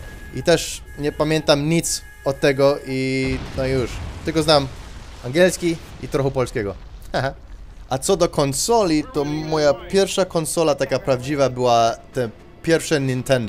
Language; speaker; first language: Polish; early bilingual, heritage; Polish